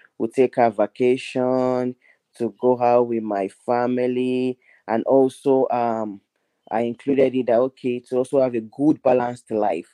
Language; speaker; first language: English; non-native, local second language; Yoruba